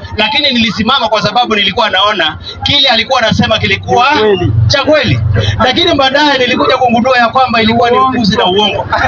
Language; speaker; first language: Swahili; non-native, local second language; Kamba